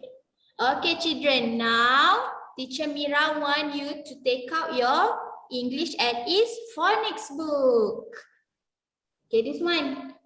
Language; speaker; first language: English; non-native, local second language; Malay